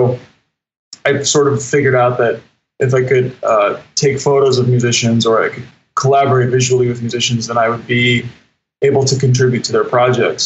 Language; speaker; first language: English; native; English